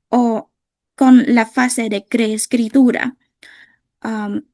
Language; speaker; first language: Spanish; non-native, fluent; Vietnamese